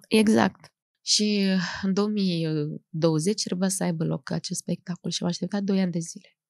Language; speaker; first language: Romanian; native; Romanian